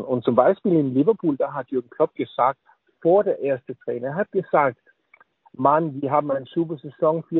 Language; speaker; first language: German; non-native, learner; Danish